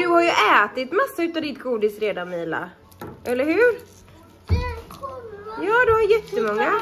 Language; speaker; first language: Swedish; native; Swedish